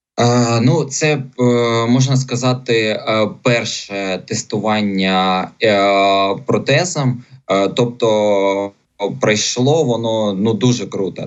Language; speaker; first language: Ukrainian; non-native, local second language; Russian